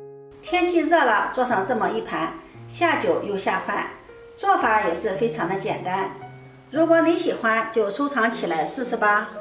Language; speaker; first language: Chinese; native; Chinese